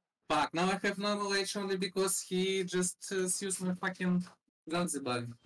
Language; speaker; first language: English; non-native, learner; Russian